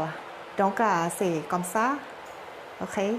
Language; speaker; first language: French; non-native, learner; Thai